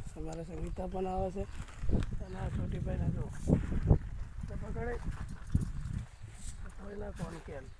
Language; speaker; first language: Gujarati; non-native, local second language; Bhili